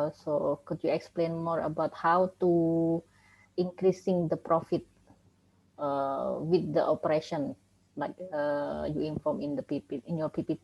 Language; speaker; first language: English; non-native, learner; Indonesian